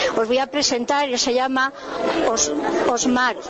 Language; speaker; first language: Spanish; native; Spanish